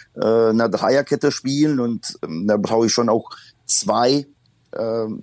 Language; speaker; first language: German; early bilingual, other home language; Polish